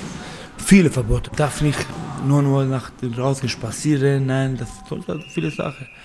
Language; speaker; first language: German; non-native, learner; Persian